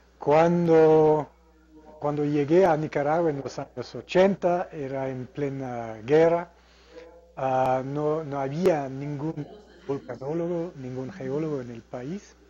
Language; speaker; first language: Spanish; non-native, fluent; English